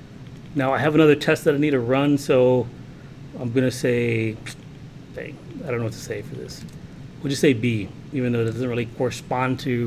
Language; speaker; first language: English; native; English